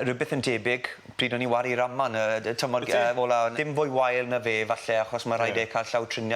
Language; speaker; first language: Welsh; native; Welsh